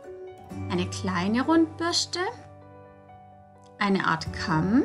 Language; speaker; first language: German; native; German